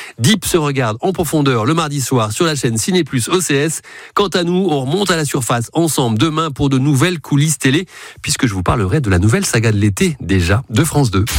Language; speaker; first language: French; native; French